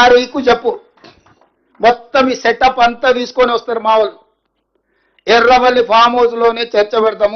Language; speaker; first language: Telugu; native; Telugu